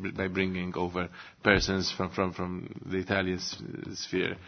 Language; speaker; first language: English; non-native, local second language; Maltese